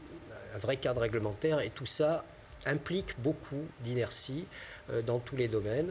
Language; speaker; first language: French; native; French